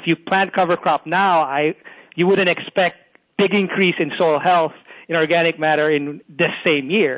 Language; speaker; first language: English; non-native, local second language; Filipino